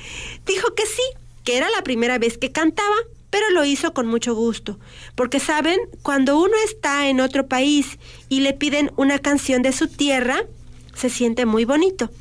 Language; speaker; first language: Spanish; native; Spanish